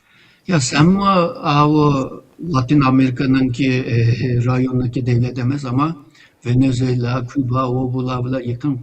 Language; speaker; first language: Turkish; non-native, learner; Uyghur